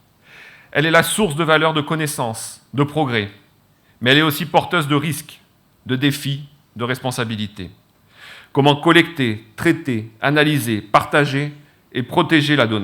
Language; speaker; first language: French; native; French